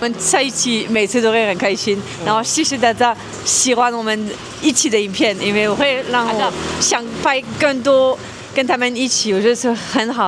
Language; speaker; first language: Chinese; non-native, fluent; French